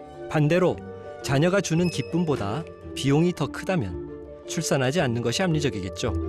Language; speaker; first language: Korean; native; Korean